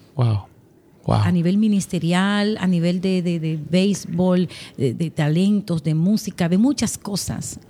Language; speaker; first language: Spanish; native; Spanish